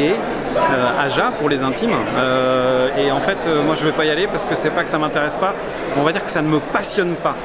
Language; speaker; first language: French; native; French